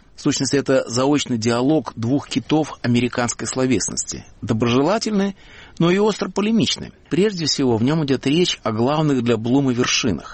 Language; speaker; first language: Russian; native; Russian